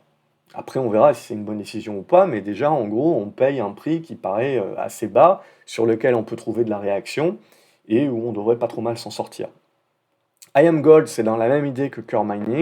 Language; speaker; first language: French; native; French